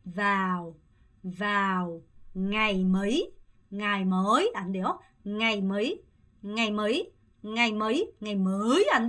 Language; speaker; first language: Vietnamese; non-native, fluent; Korean